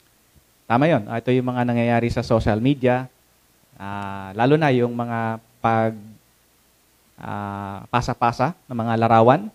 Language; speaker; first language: Filipino; native; Filipino